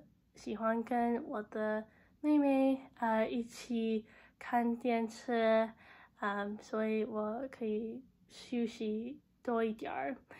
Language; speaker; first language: Chinese; non-native, learner; English